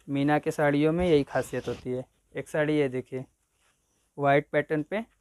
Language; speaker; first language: Hindi; native; Hindi